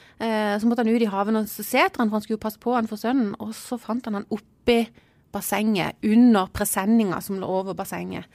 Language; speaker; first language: Norwegian; native; Norwegian